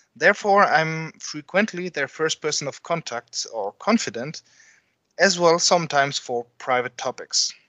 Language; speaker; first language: English; non-native, fluent; French